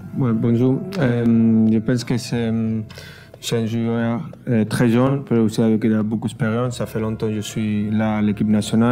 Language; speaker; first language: French; non-native, fluent; Spanish